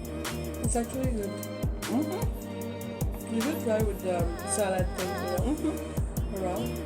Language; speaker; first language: English; non-native, fluent; French